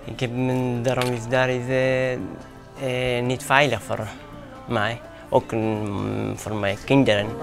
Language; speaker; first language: Dutch; non-native, learner; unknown